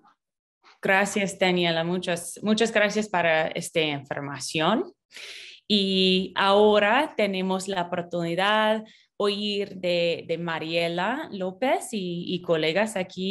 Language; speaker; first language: Spanish; non-native, fluent; English